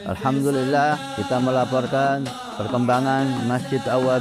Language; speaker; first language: Indonesian; native; Indonesian